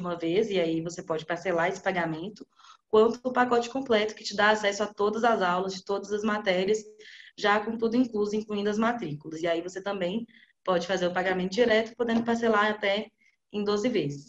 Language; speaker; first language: Portuguese; native; Portuguese